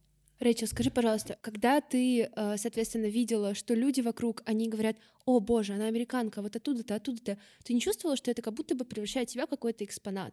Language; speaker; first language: Russian; native; Russian